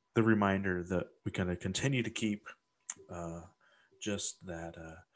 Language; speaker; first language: English; native; English